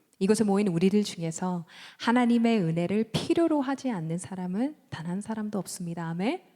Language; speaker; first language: Korean; early bilingual, heritage; Korean